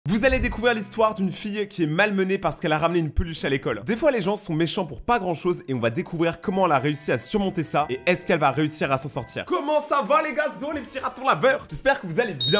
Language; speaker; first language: French; native; French